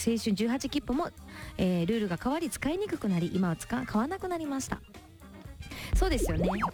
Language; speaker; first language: Japanese; native; Japanese